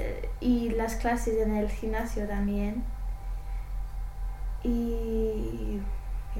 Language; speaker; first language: Spanish; non-native, learner; English